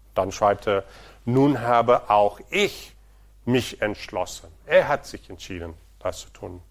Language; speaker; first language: German; non-native, fluent; Portuguese